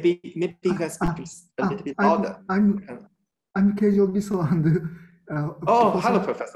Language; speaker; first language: English; non-native, learner; Japanese